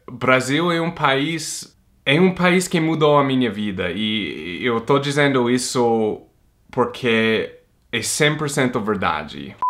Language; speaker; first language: Portuguese; non-native, fluent; English